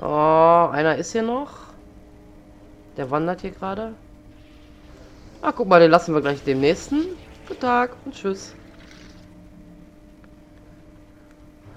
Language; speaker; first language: German; native; German